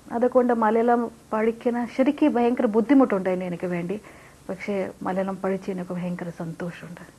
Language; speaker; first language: Malayalam; non-native, local second language; Hindi